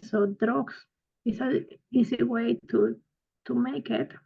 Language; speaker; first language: English; non-native, fluent; Spanish